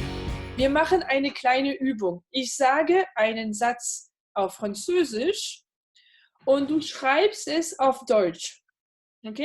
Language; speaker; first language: German; non-native, fluent; French